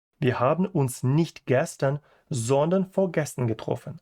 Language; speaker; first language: German; non-native, fluent; Ukrainian